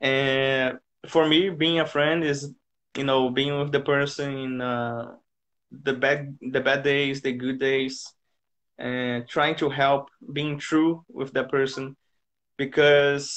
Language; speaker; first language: English; non-native, fluent; Portuguese